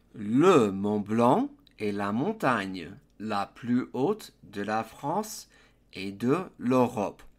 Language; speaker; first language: French; non-native, fluent; English